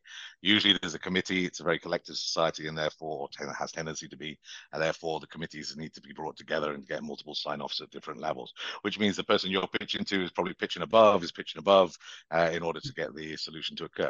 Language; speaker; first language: English; native; English